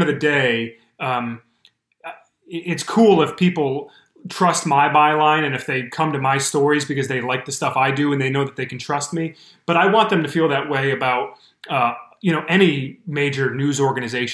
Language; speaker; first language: English; native; English